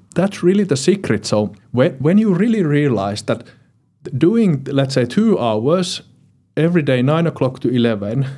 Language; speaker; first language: English; non-native, fluent; Finnish